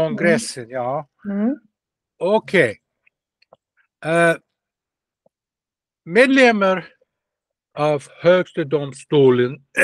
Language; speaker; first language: Swedish; non-native, learner; Russian